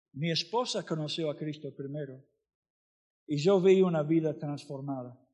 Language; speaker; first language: Spanish; non-native, fluent; English